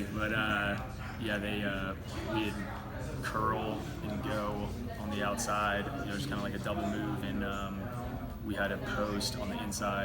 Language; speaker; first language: English; native; English